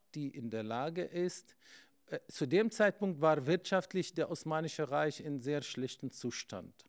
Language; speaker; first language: German; non-native, fluent; Arabic